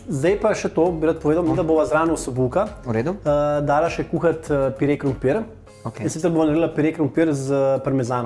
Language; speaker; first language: Slovenian; native; Slovenian